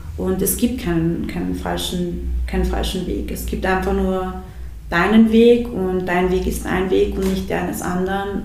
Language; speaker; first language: German; early bilingual, other home language; Bosnian